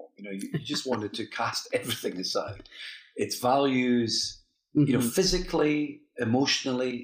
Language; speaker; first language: English; native; English